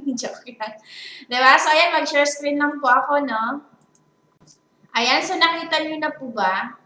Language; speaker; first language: Filipino; non-native, local second language; Cebuano